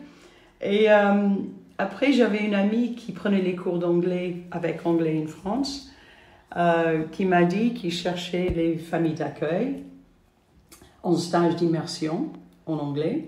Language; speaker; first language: French; non-native, fluent; English